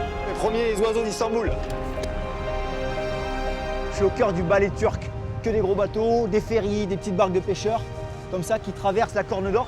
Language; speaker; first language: French; native; French